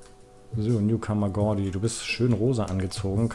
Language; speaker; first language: German; native; German